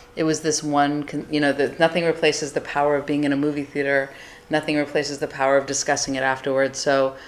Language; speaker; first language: English; native; English